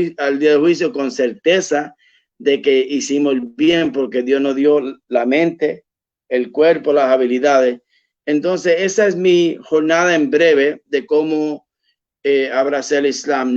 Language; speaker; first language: Spanish; early bilingual, heritage; Spanish